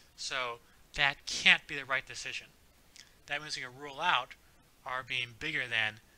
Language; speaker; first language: English; native; English